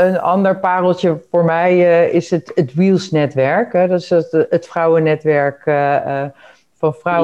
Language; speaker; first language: Dutch; native; Dutch